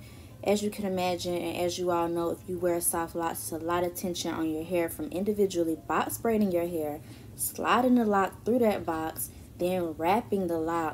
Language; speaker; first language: English; native; English